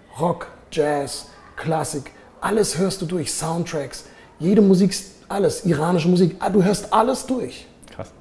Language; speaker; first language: German; native; German